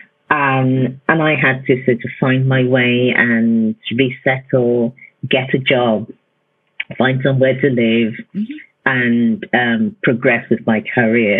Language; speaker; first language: English; non-native, local second language; Yoruba